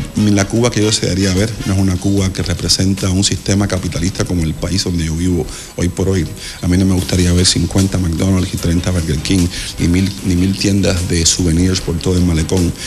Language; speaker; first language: Spanish; native; Spanish